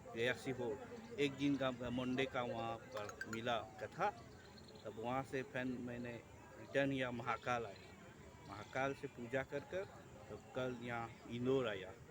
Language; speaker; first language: Hindi; early bilingual, heritage; Hindi